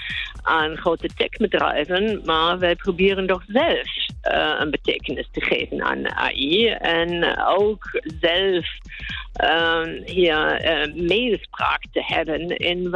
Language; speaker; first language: Dutch; non-native, fluent; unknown